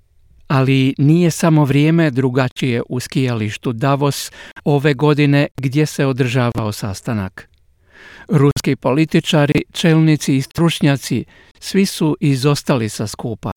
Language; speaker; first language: Croatian; native; Croatian